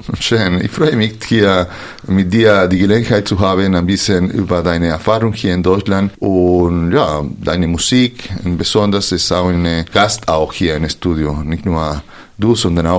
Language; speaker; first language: German; non-native, fluent; Spanish